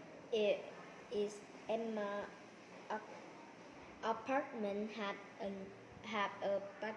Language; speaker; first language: English; non-native, learner; Vietnamese